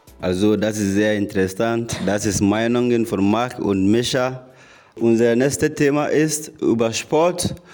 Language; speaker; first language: German; non-native, learner; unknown